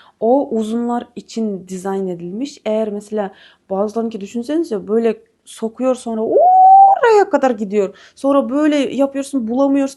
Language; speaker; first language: Turkish; non-native, fluent; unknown